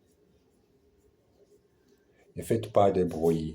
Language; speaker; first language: French; non-native, learner; German